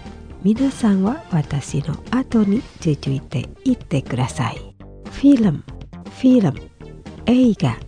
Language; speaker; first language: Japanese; non-native, fluent; Indonesian